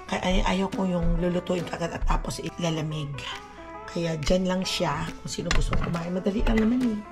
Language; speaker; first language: Filipino; non-native, local second language; Cebuano